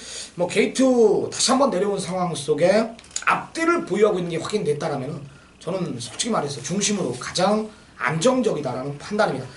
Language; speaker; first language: Korean; native; Korean